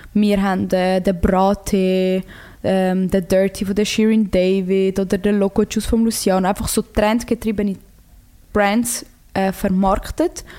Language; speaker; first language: German; early bilingual, other home language; Croatian